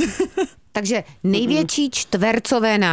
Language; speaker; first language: Czech; native; Czech